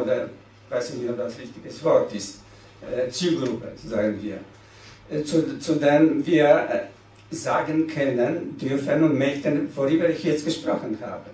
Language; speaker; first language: German; non-native, fluent; Polish